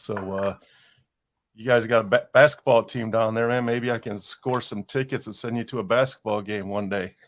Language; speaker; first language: English; native; English